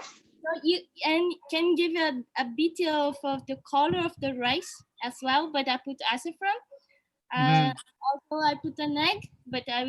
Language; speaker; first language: English; non-native, learner; Portuguese